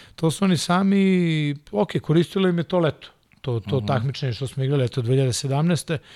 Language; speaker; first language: Serbian; non-native, local second language; Hungarian